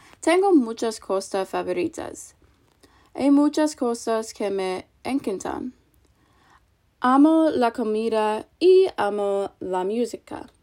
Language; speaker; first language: Spanish; non-native, learner; English